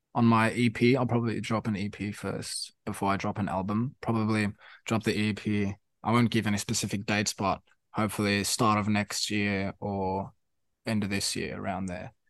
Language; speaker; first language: English; non-native, local second language; Afrikaans